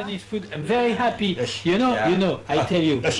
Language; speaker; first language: English; non-native, learner; French